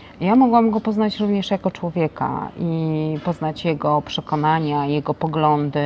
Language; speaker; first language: Polish; native; Polish